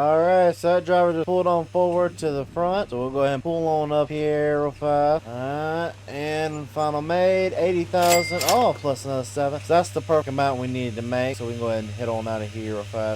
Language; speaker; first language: English; native; English